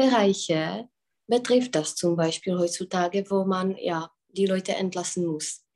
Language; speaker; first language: German; non-native, fluent; Czech